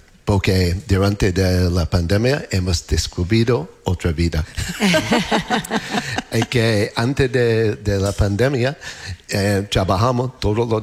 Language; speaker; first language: Spanish; non-native, learner; English